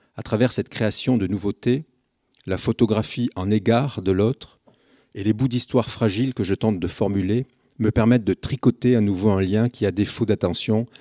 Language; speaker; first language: French; native; French